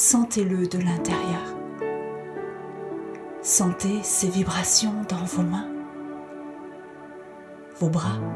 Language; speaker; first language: French; native; French